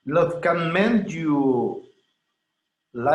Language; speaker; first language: English; non-native, learner; Spanish